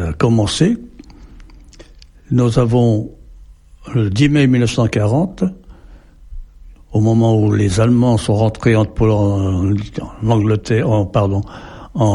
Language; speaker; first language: French; native; French